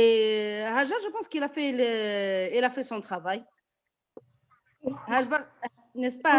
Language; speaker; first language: French; non-native, local second language; Arabic